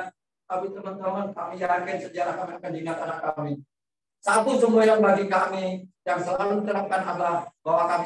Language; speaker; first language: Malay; non-native, local second language; Javanese